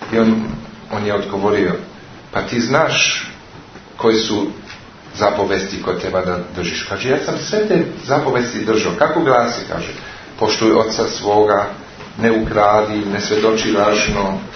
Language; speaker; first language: Serbian; early bilingual, heritage; Serbian